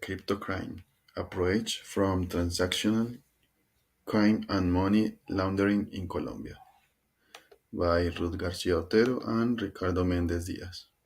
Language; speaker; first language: English; non-native, learner; Spanish